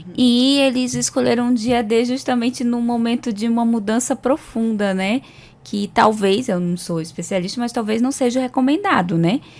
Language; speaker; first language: Portuguese; native; Portuguese